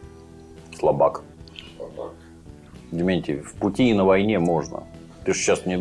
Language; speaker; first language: Russian; native; Russian